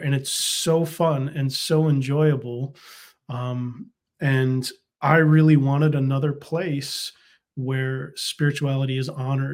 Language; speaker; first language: English; native; English